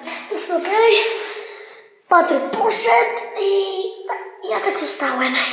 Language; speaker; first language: Polish; native; Polish